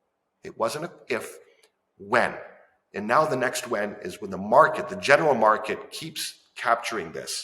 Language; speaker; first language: English; native; English